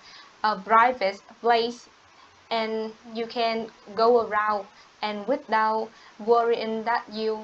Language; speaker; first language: English; non-native, learner; Vietnamese